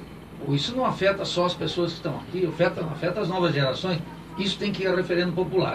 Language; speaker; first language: Portuguese; native; Portuguese